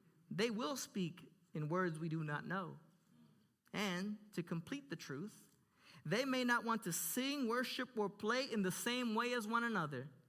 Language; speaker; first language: English; early bilingual, other home language; Spanish